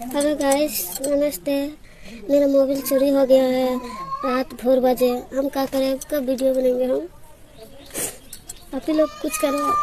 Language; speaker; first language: Hindi; non-native, local second language; Odia